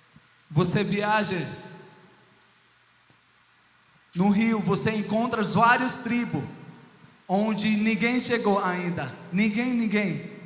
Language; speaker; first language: Portuguese; non-native, local second language; Ticuna